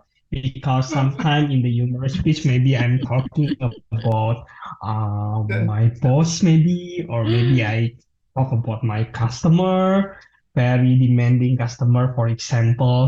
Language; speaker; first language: English; non-native, learner; Indonesian